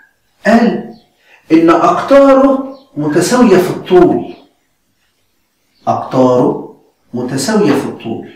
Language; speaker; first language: Arabic; native; Arabic